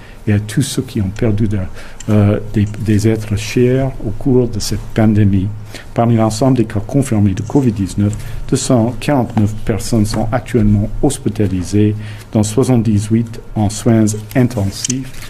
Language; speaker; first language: French; non-native, fluent; English